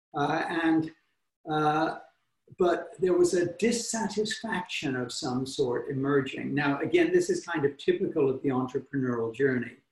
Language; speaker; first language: English; native; English